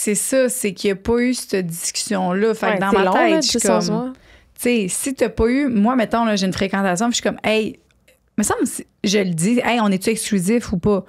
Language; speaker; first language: French; native; French